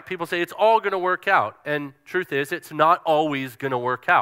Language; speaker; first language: English; native; English